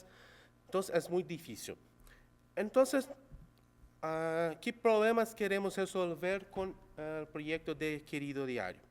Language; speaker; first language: Spanish; non-native, local second language; Portuguese